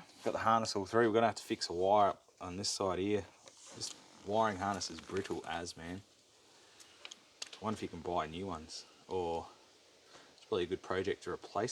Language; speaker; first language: English; native; English